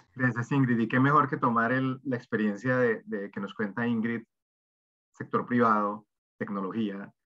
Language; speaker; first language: Spanish; native; Spanish